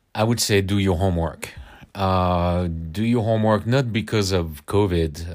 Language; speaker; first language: English; non-native, fluent; French